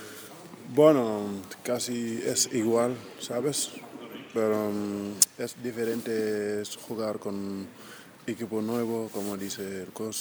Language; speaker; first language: Spanish; non-native, learner; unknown